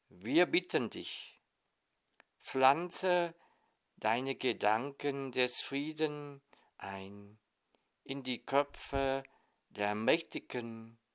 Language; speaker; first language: German; non-native, fluent; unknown